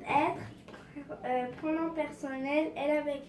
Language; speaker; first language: French; non-native, learner; Arabic